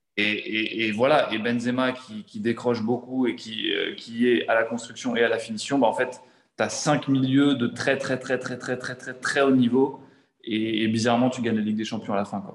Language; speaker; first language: French; native; French